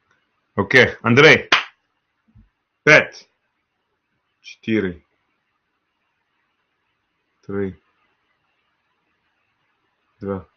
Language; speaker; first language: Russian; non-native, learner; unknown